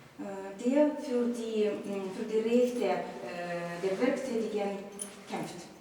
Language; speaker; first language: German; non-native, learner; Ukrainian